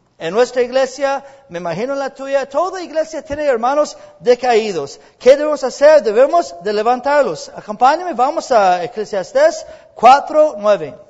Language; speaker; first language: Spanish; non-native, fluent; English